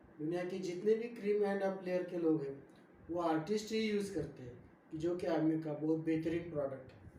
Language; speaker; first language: Hindi; non-native, local second language; Marathi